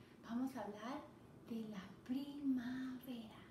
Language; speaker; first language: Spanish; non-native, fluent; English